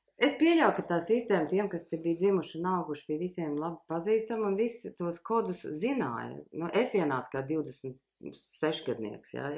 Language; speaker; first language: Latvian; early bilingual, heritage; Latvian